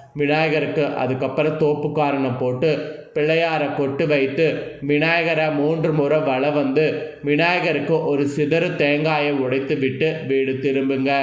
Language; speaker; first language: Tamil; native; Tamil